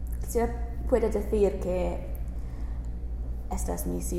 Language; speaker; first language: Spanish; non-native, learner; English